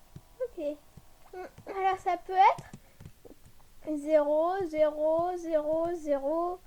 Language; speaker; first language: French; native; French